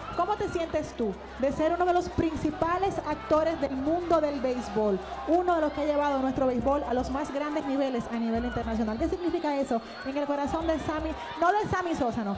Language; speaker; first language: Spanish; native; Spanish